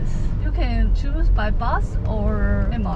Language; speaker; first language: English; non-native, learner; Chinese